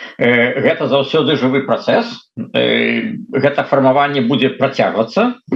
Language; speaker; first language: Belarusian; non-native, local second language; Russian